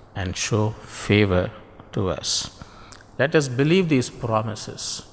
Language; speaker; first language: English; non-native, local second language; Tamil